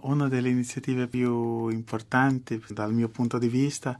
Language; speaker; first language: Italian; non-native, fluent; Portuguese